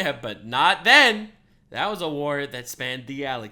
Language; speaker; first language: English; native; English